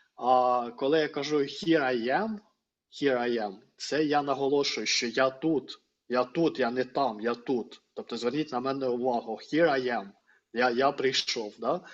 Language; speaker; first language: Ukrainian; non-native, local second language; Russian